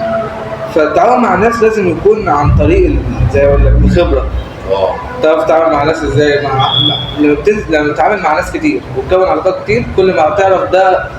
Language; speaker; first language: Arabic; native; Arabic